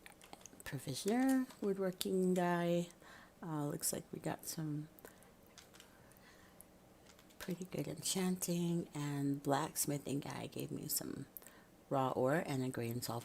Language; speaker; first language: English; native; English